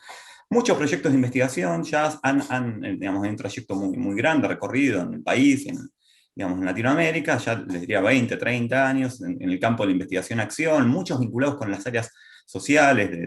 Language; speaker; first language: Spanish; native; Spanish